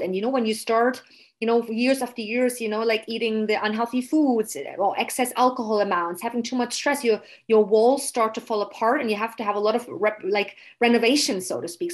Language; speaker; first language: English; non-native, fluent; German